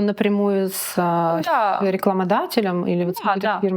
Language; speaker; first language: Russian; native; Russian